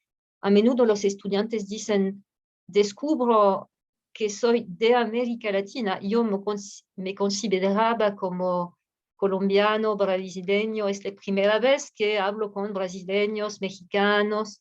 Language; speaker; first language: Spanish; non-native, fluent; French